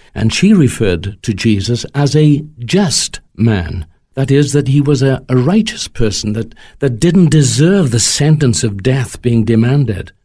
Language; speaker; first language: English; native; English